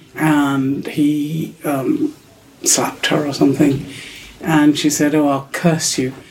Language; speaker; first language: English; non-native, local second language; Urdu